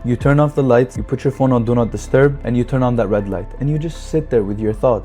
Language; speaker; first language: English; non-native, fluent; Arabic